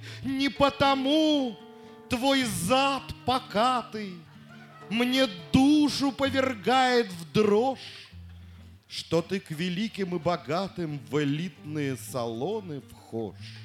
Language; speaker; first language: Russian; native; Russian